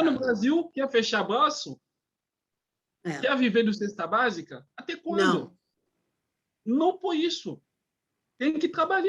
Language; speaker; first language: Portuguese; non-native, fluent; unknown